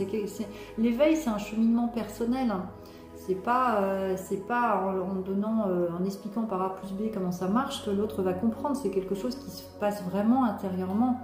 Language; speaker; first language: French; native; French